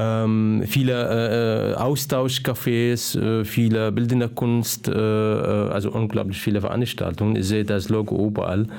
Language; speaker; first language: German; non-native, fluent; Arabic